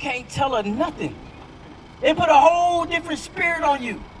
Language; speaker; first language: English; native; English